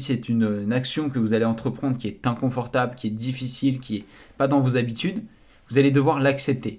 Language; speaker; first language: French; native; French